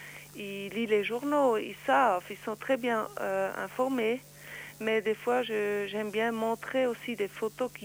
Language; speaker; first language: French; non-native, learner; Swiss German